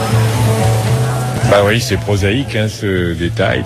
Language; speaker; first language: French; native; French